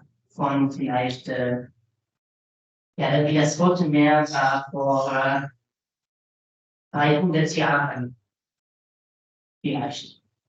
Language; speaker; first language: German; non-native, learner; Italian